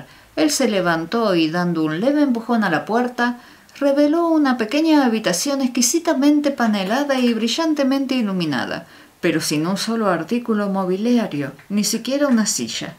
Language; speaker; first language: Spanish; native; Spanish